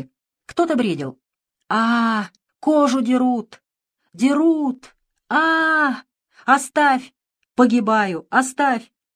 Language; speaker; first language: Russian; native; Russian